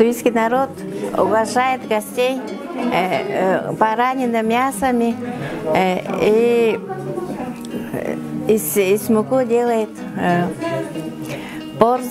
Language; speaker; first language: Russian; non-native, local second language; Tuvinian